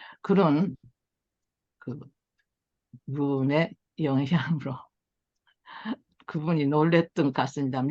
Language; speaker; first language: Korean; early bilingual, heritage; Korean